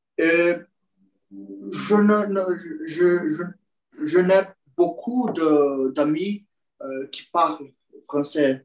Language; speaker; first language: French; non-native, learner; Portuguese